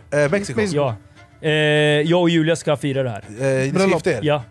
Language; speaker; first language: Swedish; native; Swedish